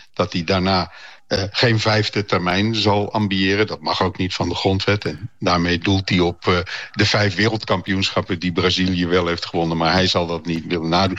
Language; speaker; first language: Dutch; native; Dutch